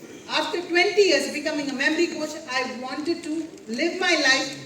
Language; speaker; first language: English; non-native, local second language; Telugu